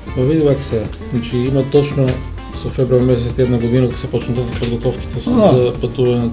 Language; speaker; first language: Macedonian; native; Macedonian